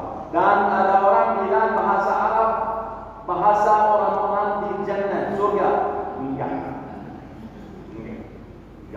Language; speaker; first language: Indonesian; non-native, learner; Arabic